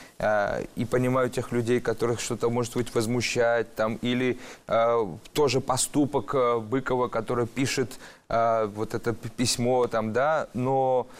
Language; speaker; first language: Russian; early bilingual, other home language; Georgian